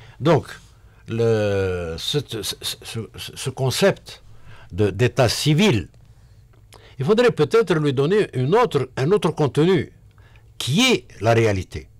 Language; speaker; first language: French; non-native, local second language; Arabic